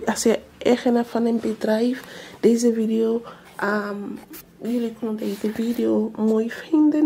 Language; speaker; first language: Dutch; non-native, learner; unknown